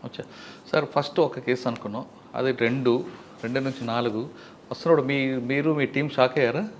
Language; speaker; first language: Telugu; native; Telugu